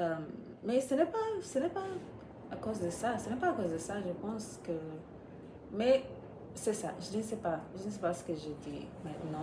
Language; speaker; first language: French; non-native, learner; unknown